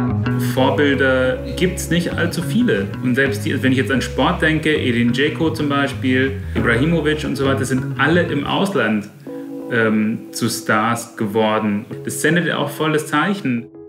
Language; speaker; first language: German; native; German